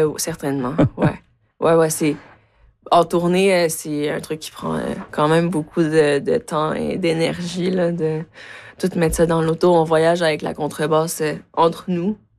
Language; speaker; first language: French; early bilingual, other home language; Spanish